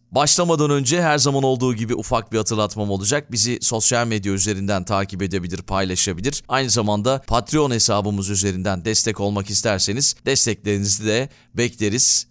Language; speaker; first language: Turkish; native; Turkish